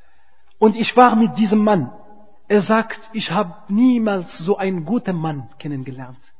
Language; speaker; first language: German; non-native, fluent; Arabic